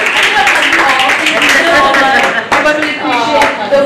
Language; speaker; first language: English; native; English